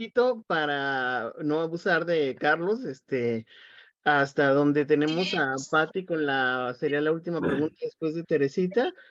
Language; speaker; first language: Spanish; native; Spanish